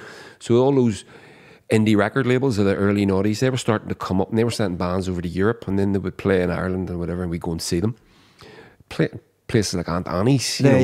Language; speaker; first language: English; native; English